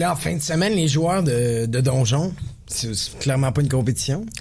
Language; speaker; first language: French; native; French